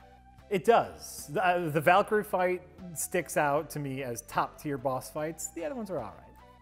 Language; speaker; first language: English; native; English